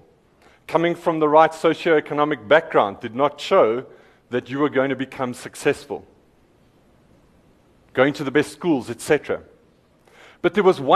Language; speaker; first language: English; native; English